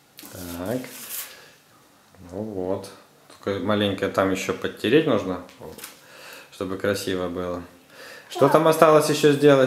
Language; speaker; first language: Russian; native; Russian